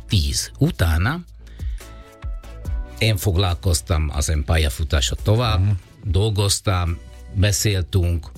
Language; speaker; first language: Hungarian; non-native, learner; Italian